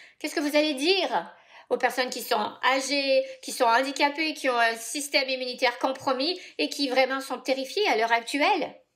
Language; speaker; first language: French; native; French